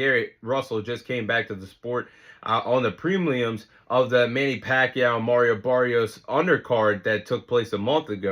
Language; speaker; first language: English; native; English